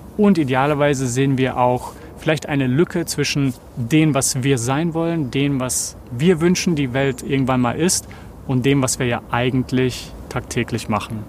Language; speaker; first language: German; early bilingual, other home language; Serbian